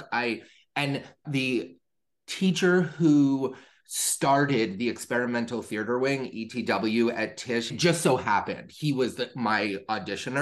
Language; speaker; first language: English; native; English